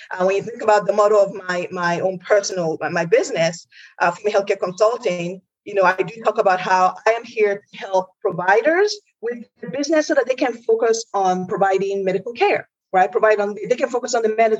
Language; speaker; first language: English; non-native, local second language; Yoruba